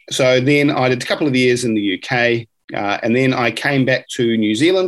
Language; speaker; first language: English; native; English